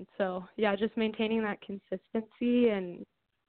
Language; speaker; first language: English; native; English